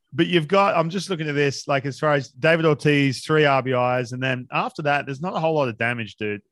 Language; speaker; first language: English; native; English